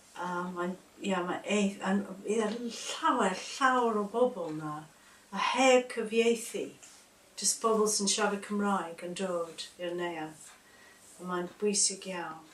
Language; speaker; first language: Welsh; non-native, learner; English